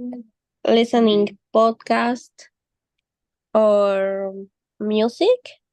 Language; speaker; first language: English; non-native, learner; Spanish